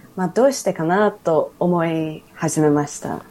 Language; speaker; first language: Japanese; early bilingual, heritage; Japanese